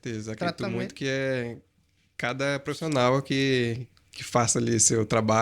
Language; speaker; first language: Portuguese; native; Portuguese